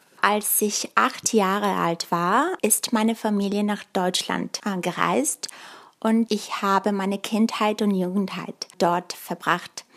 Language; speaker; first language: German; early bilingual, other home language; Bulgarian